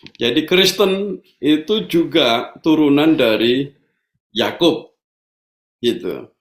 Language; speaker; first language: Indonesian; native; Indonesian